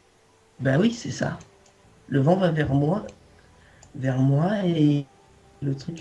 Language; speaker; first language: French; native; French